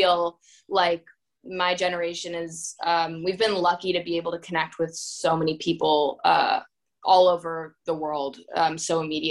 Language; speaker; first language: English; native; English